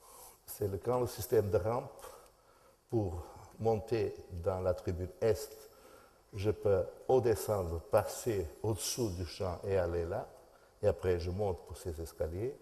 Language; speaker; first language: French; non-native, fluent; Portuguese